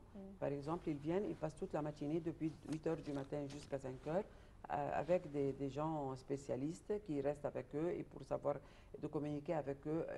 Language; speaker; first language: French; non-native, fluent; Arabic